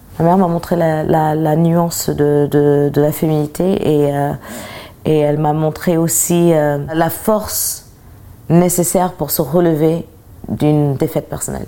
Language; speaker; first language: French; early bilingual, other home language; English